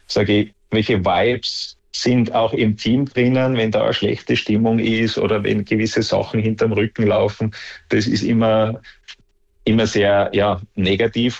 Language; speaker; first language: German; native; German